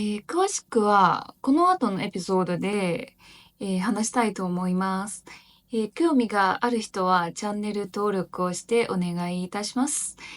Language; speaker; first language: Japanese; non-native, learner; Chinese